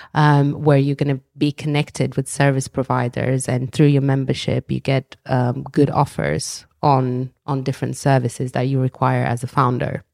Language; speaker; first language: English; early bilingual, other home language; Romanian